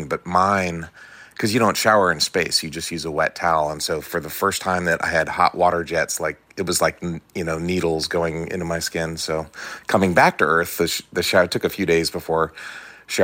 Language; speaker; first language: English; native; English